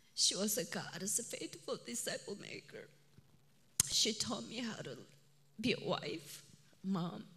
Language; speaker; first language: English; non-native, fluent; Korean